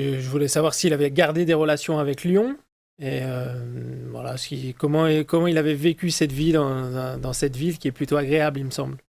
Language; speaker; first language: French; native; French